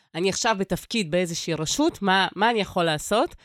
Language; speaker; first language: Hebrew; early bilingual, other home language; Russian